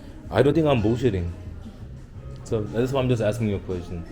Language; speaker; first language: English; non-native, fluent; Korean